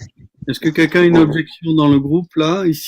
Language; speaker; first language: French; native; French